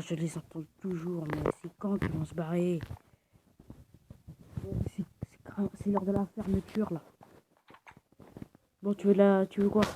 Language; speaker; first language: French; native; French